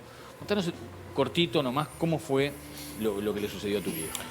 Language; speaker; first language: Spanish; native; Spanish